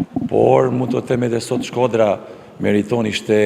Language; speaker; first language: Albanian; non-native, learner; Serbian